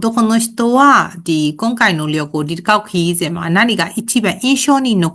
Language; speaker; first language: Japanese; non-native, learner; Burmese